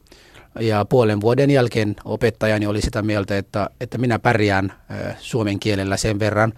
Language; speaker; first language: Finnish; non-native, fluent; Somali